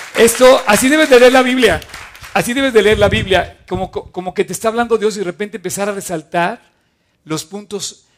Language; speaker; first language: Spanish; native; Spanish